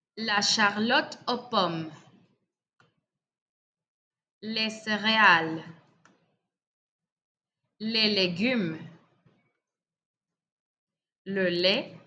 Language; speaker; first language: French; non-native, fluent; Spanish